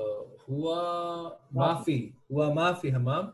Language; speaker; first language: Arabic; non-native, learner; Hindi